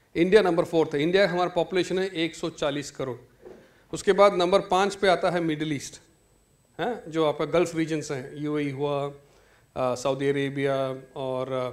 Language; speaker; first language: Hindi; non-native, local second language; Malayalam